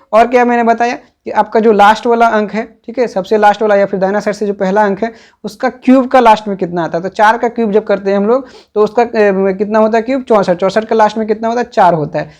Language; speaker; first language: Hindi; native; Hindi